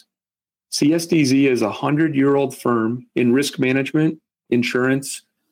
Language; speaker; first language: English; native; English